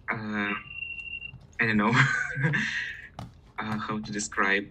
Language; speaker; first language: English; non-native, learner; Russian